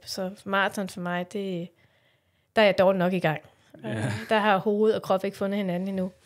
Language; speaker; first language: Danish; native; Danish